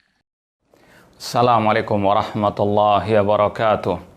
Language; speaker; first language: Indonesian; native; Indonesian